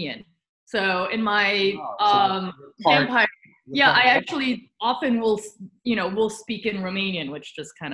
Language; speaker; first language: English; early bilingual, other home language; Romanian